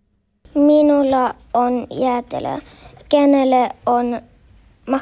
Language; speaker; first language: Finnish; non-native, learner; Swedish